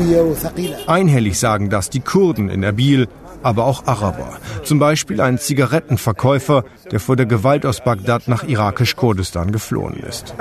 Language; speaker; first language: German; native; German